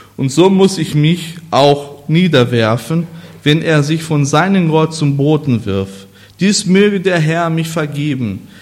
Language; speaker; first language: German; non-native, learner; Portuguese